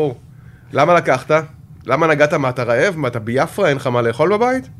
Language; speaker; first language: Hebrew; native; Hebrew